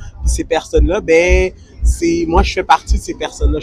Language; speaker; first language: French; native; French